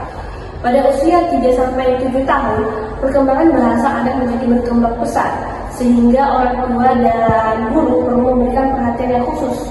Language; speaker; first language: Indonesian; native; Indonesian